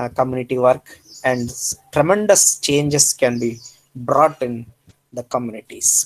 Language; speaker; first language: English; non-native, local second language; Kannada